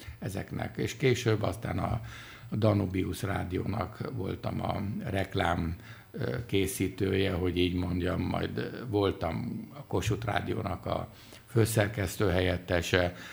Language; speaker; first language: Hungarian; early bilingual, other home language; Armenian